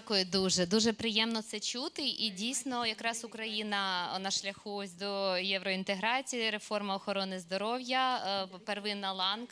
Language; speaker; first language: Ukrainian; native; Ukrainian